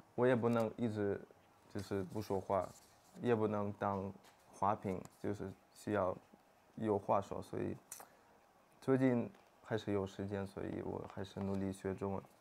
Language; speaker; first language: Chinese; non-native, fluent; Russian